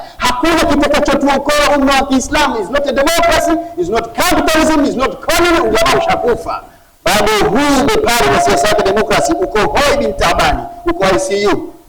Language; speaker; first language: Swahili; native; Swahili